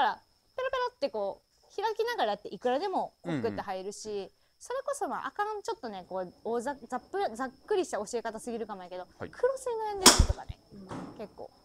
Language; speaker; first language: Japanese; native; Japanese